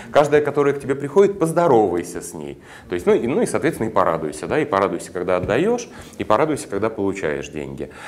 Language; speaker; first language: Russian; native; Russian